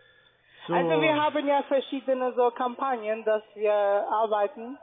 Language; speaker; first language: German; non-native, fluent; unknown